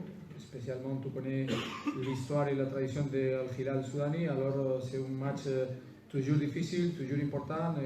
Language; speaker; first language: French; non-native, fluent; Spanish